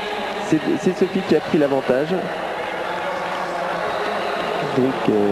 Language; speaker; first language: French; native; French